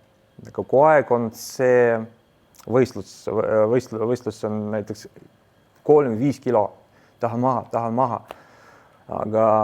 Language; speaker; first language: Estonian; non-native, local second language; Russian